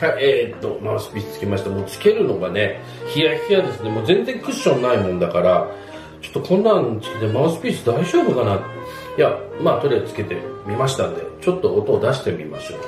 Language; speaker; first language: Japanese; native; Japanese